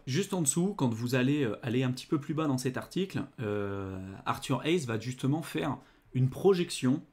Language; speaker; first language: French; native; French